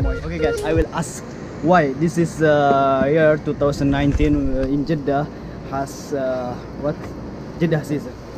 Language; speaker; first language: English; non-native, learner; Indonesian